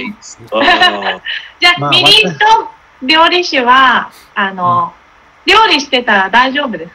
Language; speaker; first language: Japanese; non-native, learner; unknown